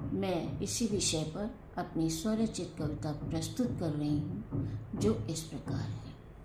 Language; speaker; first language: Hindi; native; Hindi